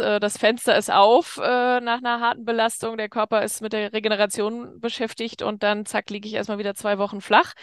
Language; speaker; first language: German; native; German